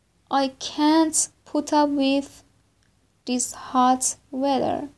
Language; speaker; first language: English; non-native, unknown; Persian